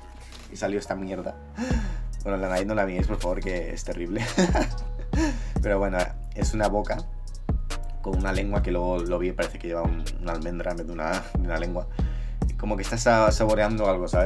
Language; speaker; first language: Spanish; native; Spanish